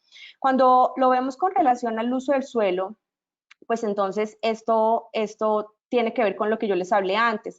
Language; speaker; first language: Spanish; native; Spanish